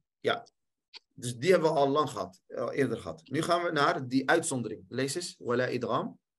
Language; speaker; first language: Dutch; early bilingual, other home language; Arabic